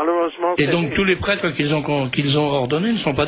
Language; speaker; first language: French; native; French